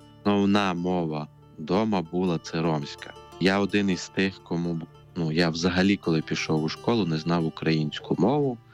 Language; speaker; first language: Ukrainian; non-native, local second language; Romany